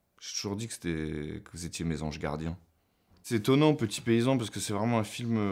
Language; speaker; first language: French; native; French